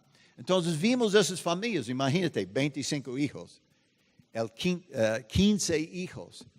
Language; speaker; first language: Spanish; non-native, fluent; English